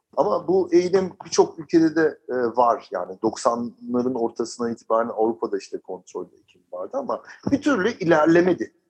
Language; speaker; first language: Turkish; early bilingual, heritage; Turkish